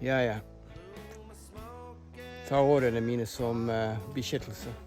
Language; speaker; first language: Norwegian; non-native, fluent; English